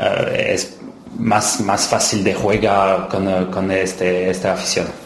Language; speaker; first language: Spanish; non-native, learner; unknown